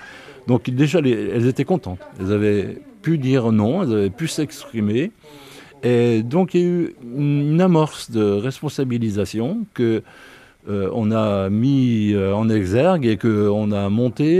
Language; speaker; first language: French; native; French